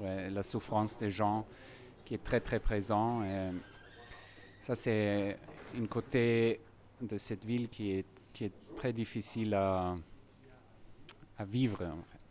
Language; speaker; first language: French; non-native, fluent; German